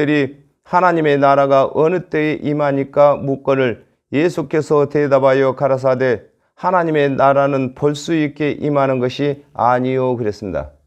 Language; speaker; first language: Korean; native; Korean